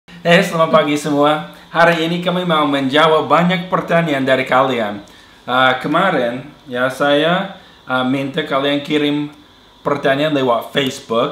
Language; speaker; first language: Indonesian; non-native, fluent; English